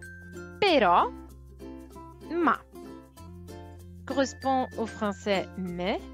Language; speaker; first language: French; non-native, fluent; Italian